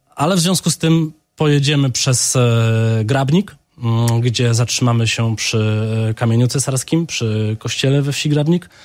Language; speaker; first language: Polish; native; Polish